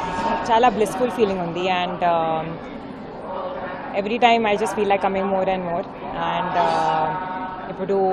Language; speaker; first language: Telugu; non-native, learner; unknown